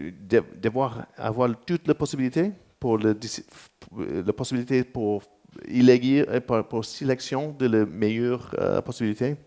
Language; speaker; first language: French; non-native, learner; English